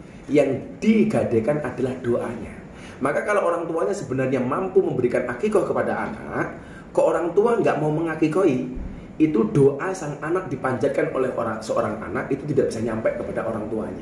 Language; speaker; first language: Indonesian; native; Indonesian